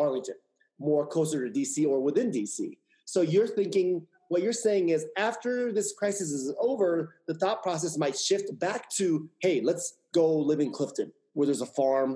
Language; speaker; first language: English; native; English